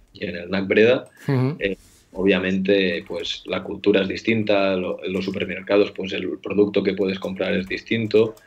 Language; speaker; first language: Spanish; native; Spanish